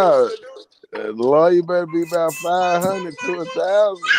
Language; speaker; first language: English; native; English